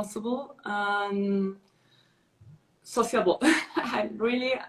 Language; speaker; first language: English; non-native, learner; Spanish